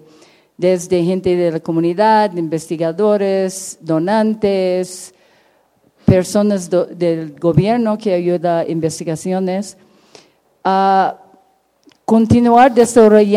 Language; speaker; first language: Spanish; non-native, fluent; English